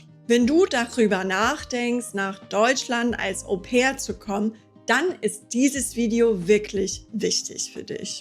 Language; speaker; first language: German; non-native, fluent; English